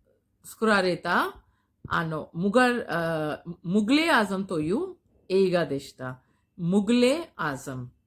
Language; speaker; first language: Japanese; non-native, fluent; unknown